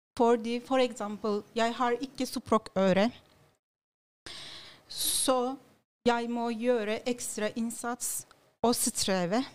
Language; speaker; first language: Norwegian; non-native, learner; Turkish